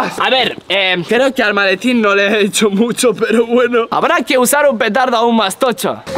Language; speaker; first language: Spanish; native; Spanish